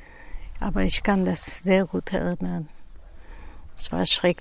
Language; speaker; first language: German; non-native, learner; Dutch